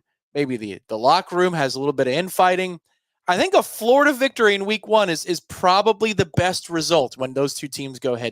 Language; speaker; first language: English; native; English